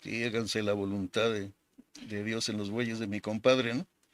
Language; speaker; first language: Spanish; native; Spanish